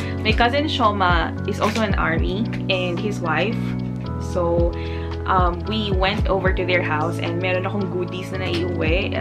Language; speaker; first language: English; non-native, local second language; Filipino